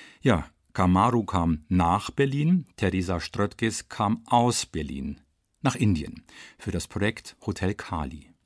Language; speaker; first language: German; native; German